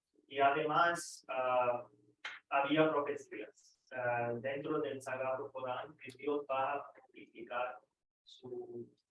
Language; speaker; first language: Spanish; non-native, fluent; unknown